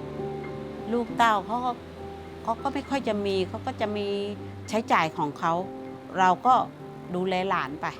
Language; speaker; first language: Thai; native; Thai